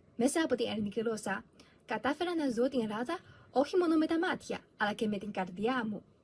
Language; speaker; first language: Greek; non-native, fluent; Chinese